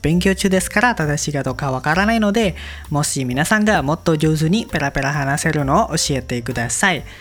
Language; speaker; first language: Japanese; non-native, learner; Indonesian